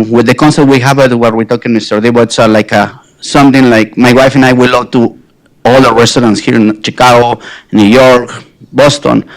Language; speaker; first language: English; non-native, fluent; Spanish